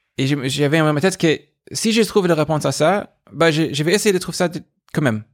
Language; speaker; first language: French; non-native, fluent; English